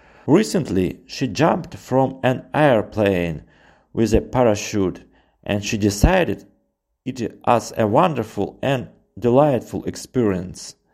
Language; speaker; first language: English; non-native, fluent; Russian